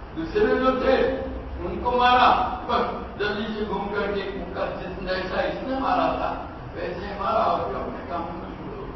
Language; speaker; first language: Urdu; non-native, local second language; Gujarati